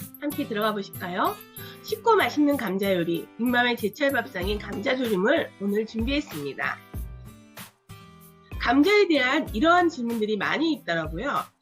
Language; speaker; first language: Korean; native; Korean